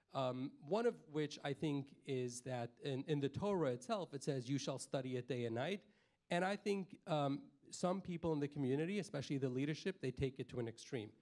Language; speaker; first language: English; native; English